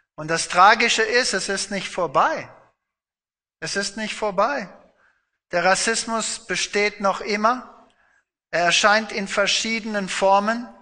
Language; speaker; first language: German; non-native, fluent; Afrikaans